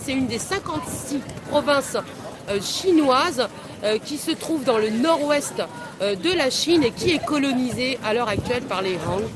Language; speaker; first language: French; native; French